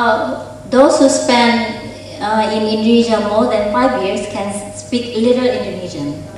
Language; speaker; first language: English; non-native, fluent; Indonesian